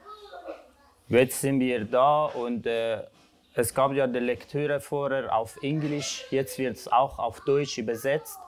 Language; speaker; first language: German; non-native, fluent; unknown